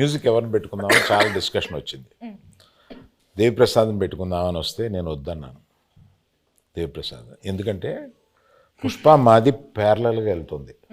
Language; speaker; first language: Telugu; native; Telugu